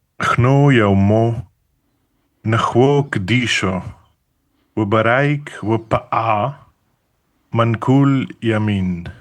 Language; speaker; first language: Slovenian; native; Slovenian